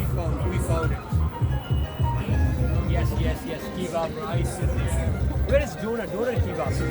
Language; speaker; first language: English; non-native, learner; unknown